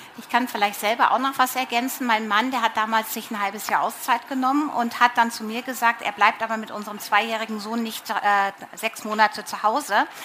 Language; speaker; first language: German; native; German